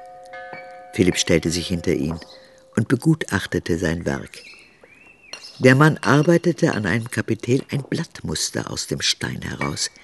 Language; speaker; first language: German; native; German